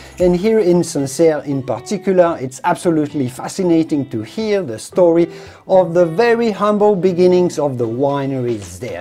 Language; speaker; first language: English; non-native, fluent; French